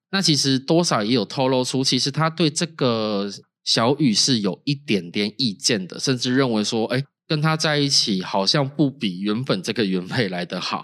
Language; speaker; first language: Chinese; native; Chinese